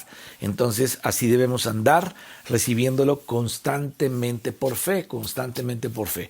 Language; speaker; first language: Spanish; native; Spanish